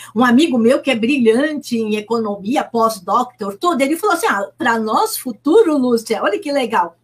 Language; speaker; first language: Portuguese; native; Portuguese